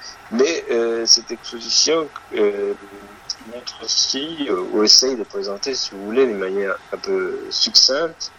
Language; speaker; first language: French; non-native, fluent; Spanish